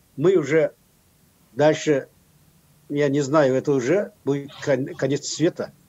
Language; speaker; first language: Russian; non-native, local second language; Kazakh